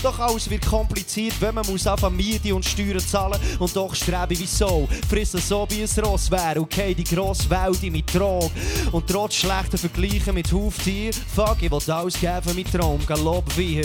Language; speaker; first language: German; native; German